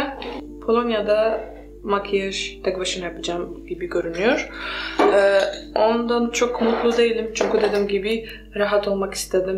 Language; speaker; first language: Turkish; non-native, fluent; Polish